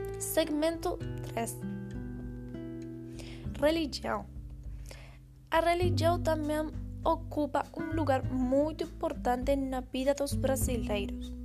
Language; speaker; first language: Portuguese; non-native, learner; Spanish